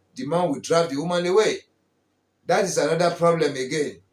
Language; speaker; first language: English; non-native, local second language; Yoruba